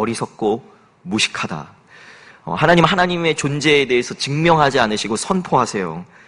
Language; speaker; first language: Korean; native; Korean